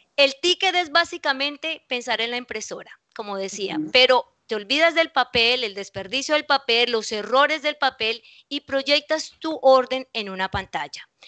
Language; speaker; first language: Spanish; native; Spanish